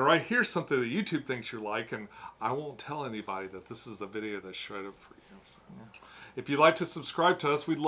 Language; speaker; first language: English; native; English